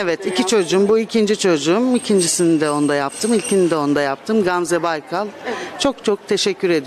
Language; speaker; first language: Turkish; native; Turkish